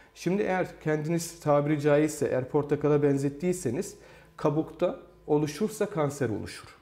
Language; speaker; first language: Turkish; early bilingual, heritage; Turkish